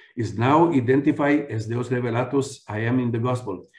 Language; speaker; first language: English; non-native, fluent; Romanian